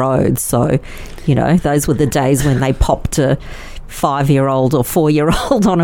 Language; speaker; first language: English; non-native, local second language; Yiddish